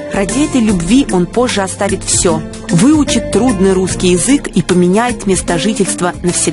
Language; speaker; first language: Russian; native; Russian